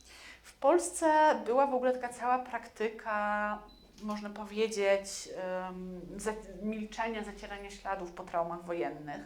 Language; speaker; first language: Polish; native; Polish